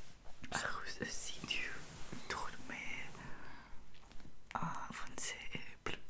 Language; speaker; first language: French; non-native, learner; Russian